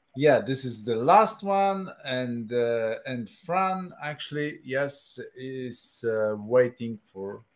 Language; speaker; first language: English; non-native, fluent; Polish